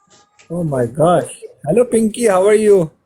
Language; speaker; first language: English; non-native, learner; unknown